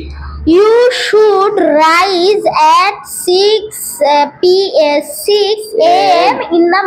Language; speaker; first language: English; non-native, learner; Bangla